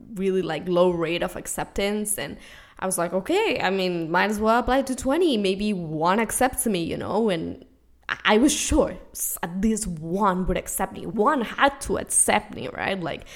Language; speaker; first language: English; non-native, fluent; Spanish